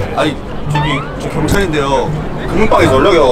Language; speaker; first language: Korean; native; Korean